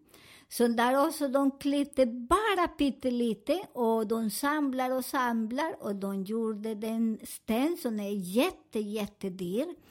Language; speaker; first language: Swedish; non-native, learner; Spanish